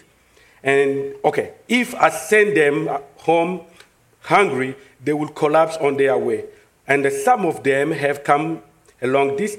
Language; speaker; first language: English; non-native, fluent; French